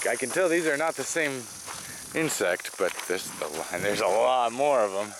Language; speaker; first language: English; native; English